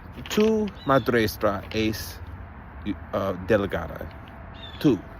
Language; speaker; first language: Spanish; non-native, learner; English